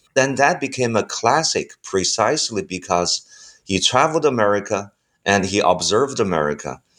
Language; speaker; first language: English; non-native, fluent; Chinese